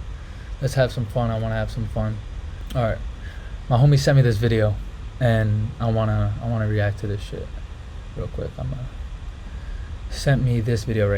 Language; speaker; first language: English; native; English